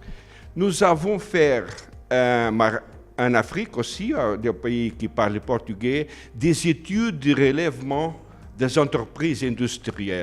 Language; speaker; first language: French; non-native, learner; Portuguese